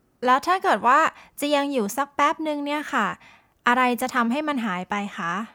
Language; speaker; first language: Thai; native; Thai